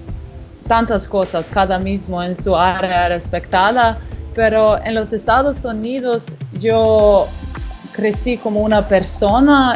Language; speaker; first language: Spanish; non-native, learner; Slovenian